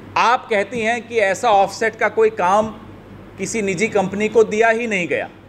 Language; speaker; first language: Hindi; native; Hindi